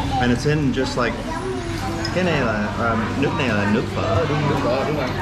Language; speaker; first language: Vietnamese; non-native, learner; English